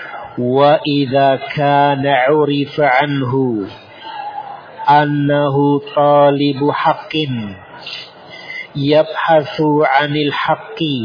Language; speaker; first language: Arabic; non-native, fluent; Indonesian